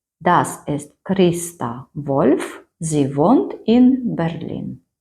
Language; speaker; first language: German; non-native, fluent; Ukrainian